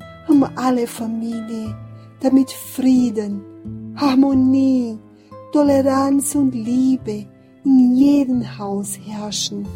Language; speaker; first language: German; non-native, fluent; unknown